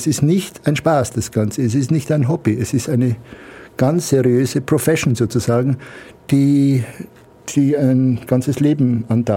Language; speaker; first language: German; native; German